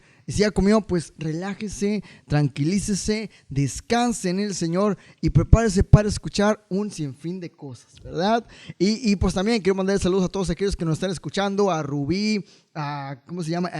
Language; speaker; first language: Spanish; native; Spanish